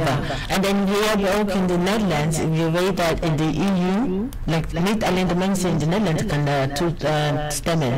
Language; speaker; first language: Dutch; non-native, learner; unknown